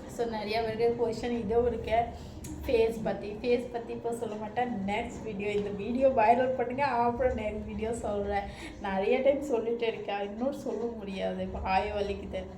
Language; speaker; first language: Tamil; non-native, learner; Hindi